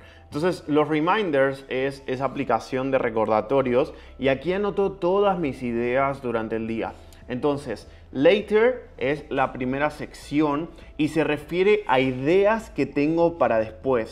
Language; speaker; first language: Spanish; native; Spanish